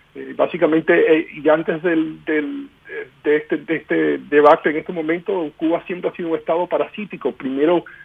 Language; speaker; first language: Spanish; early bilingual, heritage; Spanish